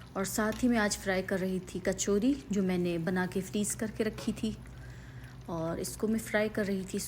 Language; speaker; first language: Urdu; native; Urdu